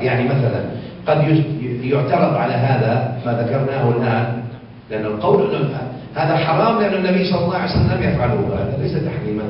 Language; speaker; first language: Arabic; native; Arabic